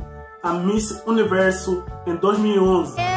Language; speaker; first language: Portuguese; native; Portuguese